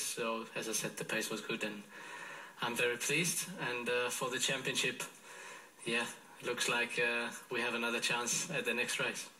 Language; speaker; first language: English; non-native, fluent; German